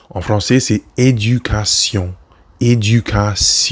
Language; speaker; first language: French; non-native, learner; English